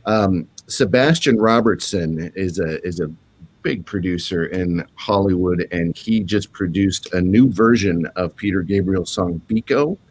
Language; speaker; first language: English; native; English